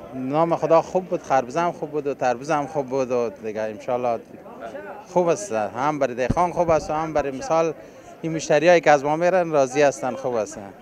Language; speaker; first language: Persian; native; Persian